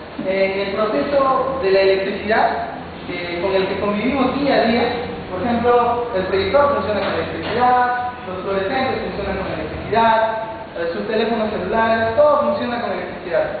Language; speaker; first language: Spanish; native; Spanish